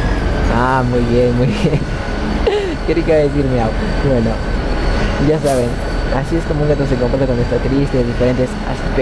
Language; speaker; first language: Spanish; native; Spanish